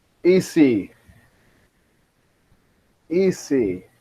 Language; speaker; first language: English; non-native, fluent; Spanish